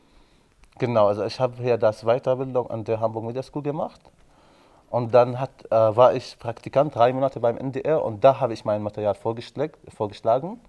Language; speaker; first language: German; non-native, fluent; Arabic